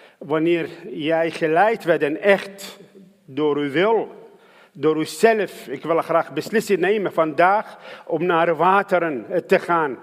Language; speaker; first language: Dutch; non-native, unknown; Arabic